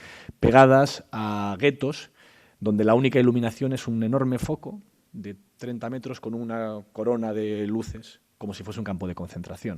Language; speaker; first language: Spanish; native; Spanish